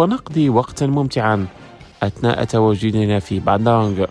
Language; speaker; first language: Arabic; non-native, fluent; Indonesian